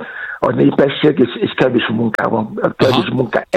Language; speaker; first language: Hungarian; non-native, learner; Yoruba